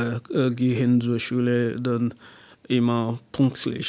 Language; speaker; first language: German; non-native, learner; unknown